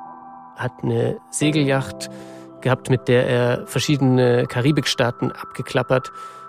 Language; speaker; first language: German; native; German